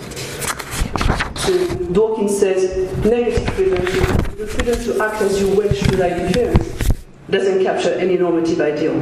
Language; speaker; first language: English; non-native, fluent; French